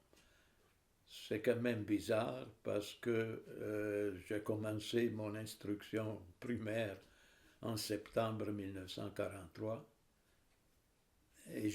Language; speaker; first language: French; non-native, fluent; Italian